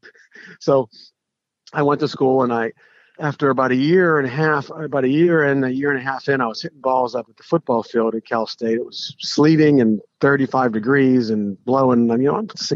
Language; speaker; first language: English; native; English